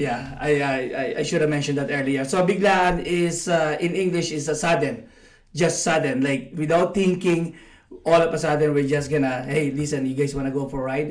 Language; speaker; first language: English; non-native, local second language; Filipino